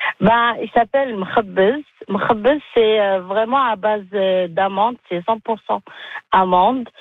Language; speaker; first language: French; non-native, local second language; Arabic